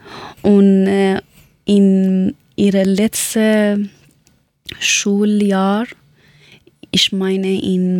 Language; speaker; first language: German; non-native, learner; Persian